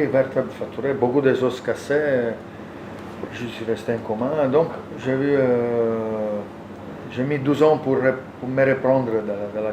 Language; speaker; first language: French; non-native, learner; Italian